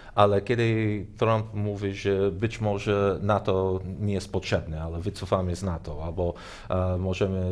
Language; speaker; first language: Polish; non-native, learner; English